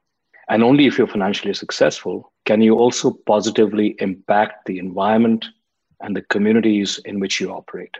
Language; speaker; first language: English; non-native, local second language; Hindi